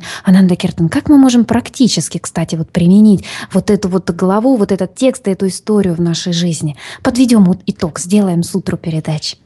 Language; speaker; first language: Russian; native; Russian